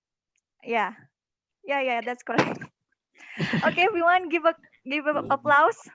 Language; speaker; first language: English; non-native, learner; Indonesian